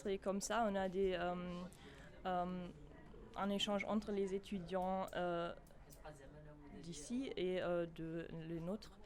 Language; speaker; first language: French; non-native, fluent; German